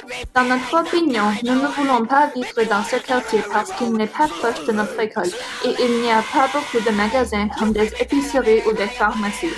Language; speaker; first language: French; non-native, learner; English